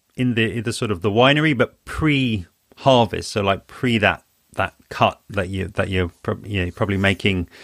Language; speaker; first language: English; native; English